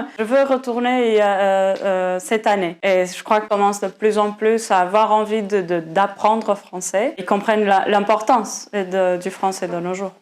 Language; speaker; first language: French; non-native, fluent; Portuguese